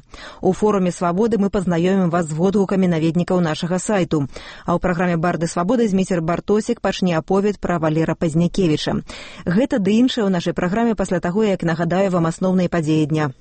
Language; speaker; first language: Belarusian; native; Belarusian